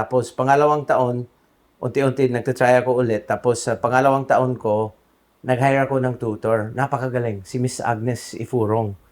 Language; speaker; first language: Filipino; non-native, fluent; English